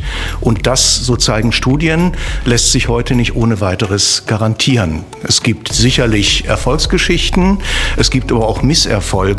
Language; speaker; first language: German; native; German